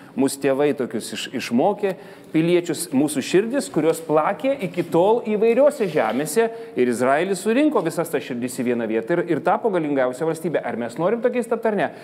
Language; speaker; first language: Lithuanian; native; Lithuanian